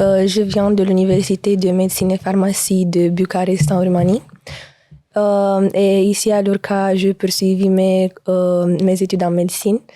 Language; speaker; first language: French; non-native, learner; Romanian